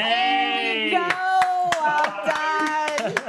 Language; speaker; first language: English; native; English